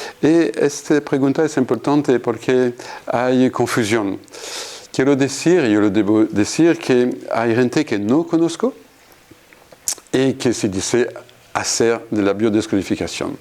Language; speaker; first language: Spanish; non-native, fluent; French